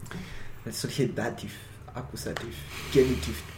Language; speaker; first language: German; non-native, fluent; Spanish